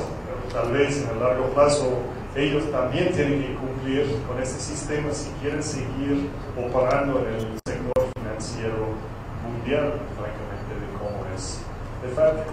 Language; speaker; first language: Spanish; non-native, fluent; English